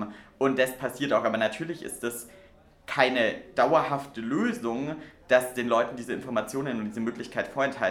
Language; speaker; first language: German; native; German